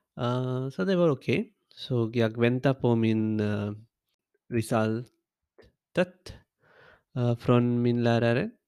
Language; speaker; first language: Swedish; non-native, learner; English